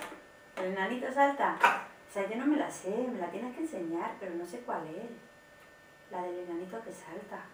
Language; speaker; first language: Spanish; native; Spanish